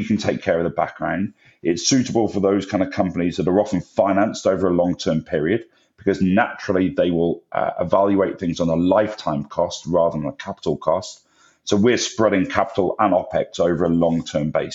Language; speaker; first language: English; native; English